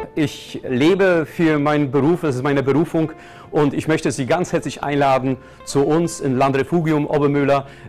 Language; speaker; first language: German; non-native, fluent; Polish